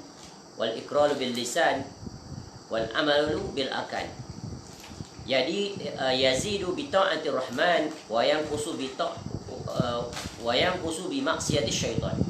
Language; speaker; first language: Malay; native; Malay